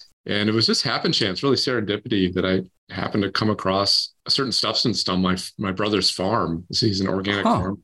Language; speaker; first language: English; native; English